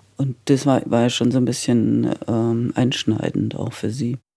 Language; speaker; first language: German; native; German